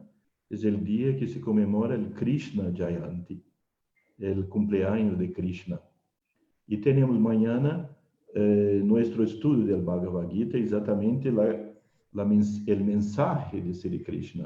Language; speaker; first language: Spanish; non-native, fluent; Portuguese